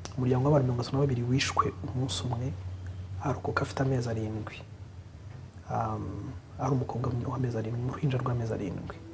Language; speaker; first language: Kinyarwanda; native; Kinyarwanda